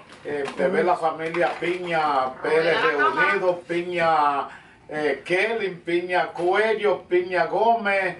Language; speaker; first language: Spanish; native; Spanish